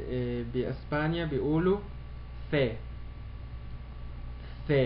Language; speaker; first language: Arabic; early bilingual, heritage; Arabic